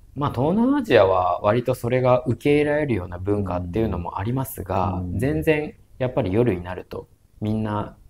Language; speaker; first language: Japanese; non-native, fluent; Indonesian